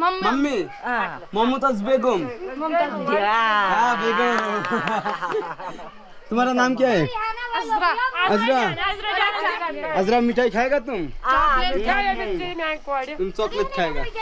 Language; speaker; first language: Hindi; non-native, learner; Bangla